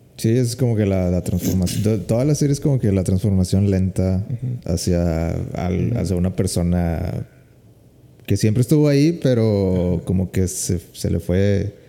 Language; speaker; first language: Spanish; native; Spanish